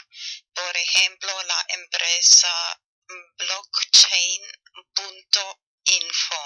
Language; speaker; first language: Spanish; non-native, fluent; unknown